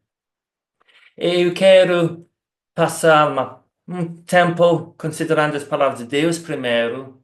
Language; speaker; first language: Portuguese; non-native, fluent; English